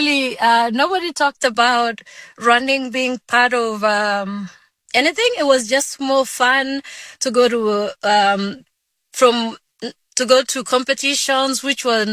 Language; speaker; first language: English; non-native, local second language; Kalenjin